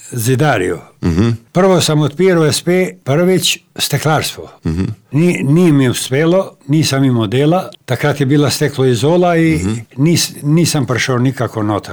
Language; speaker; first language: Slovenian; non-native, fluent; Albanian